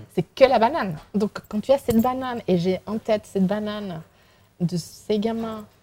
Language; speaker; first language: French; non-native, fluent; Spanish